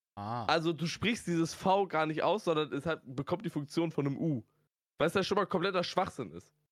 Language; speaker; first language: German; native; German